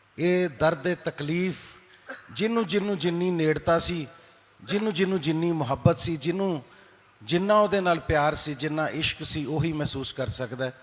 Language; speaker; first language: Punjabi; native; Punjabi